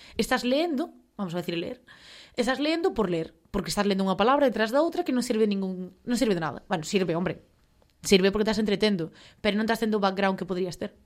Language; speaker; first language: Galician; non-native, local second language; Spanish